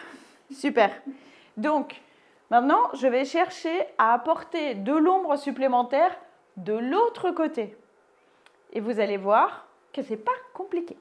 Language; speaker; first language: French; native; French